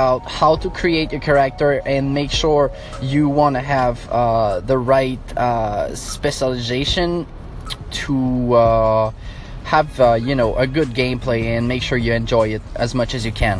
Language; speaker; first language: English; non-native, fluent; French